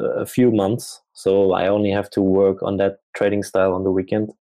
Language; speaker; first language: English; non-native, fluent; German